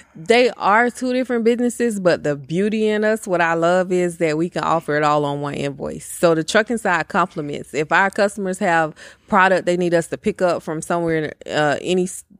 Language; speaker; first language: English; native; English